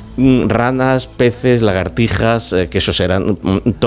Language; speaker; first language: Spanish; native; Spanish